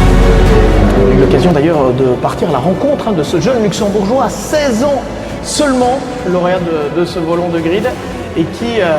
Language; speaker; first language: French; native; French